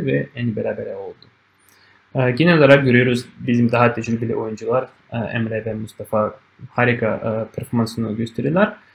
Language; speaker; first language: Turkish; non-native, fluent; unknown